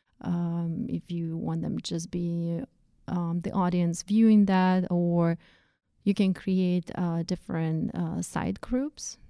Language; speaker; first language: English; non-native, fluent; Russian